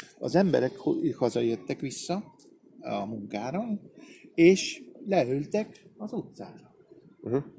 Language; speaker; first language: Hungarian; early bilingual, heritage; Spanish